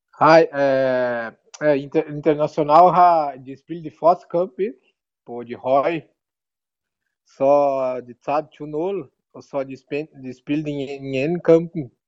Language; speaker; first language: Danish; non-native, learner; Portuguese